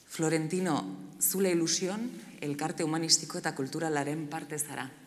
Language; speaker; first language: Basque; native; Basque